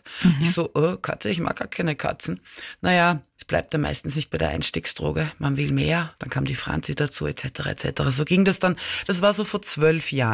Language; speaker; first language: German; native; German